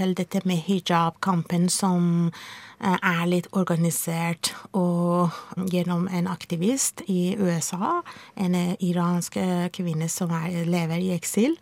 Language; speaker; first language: Norwegian; non-native, fluent; Persian